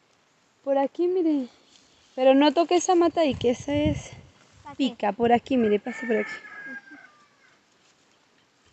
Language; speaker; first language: Spanish; non-native, learner; Portuguese